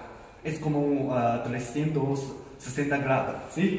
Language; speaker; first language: Spanish; non-native, learner; Chinese